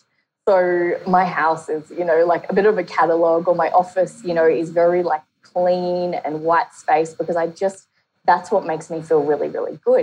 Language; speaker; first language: English; native; English